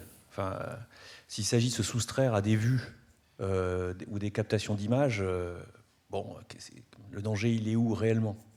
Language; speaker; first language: French; native; French